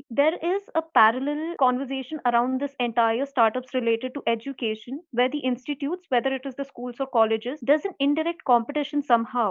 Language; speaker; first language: English; non-native, local second language; Hindi